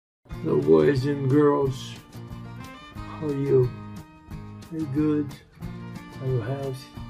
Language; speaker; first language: English; non-native, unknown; Portuguese